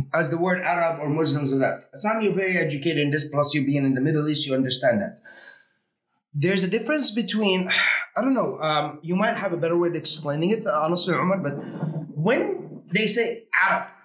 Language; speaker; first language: English; early bilingual, other home language; Arabic